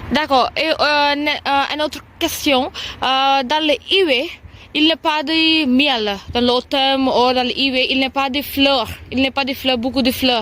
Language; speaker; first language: French; non-native, learner; Tamil